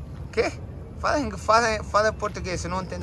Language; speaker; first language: Portuguese; non-native, learner; English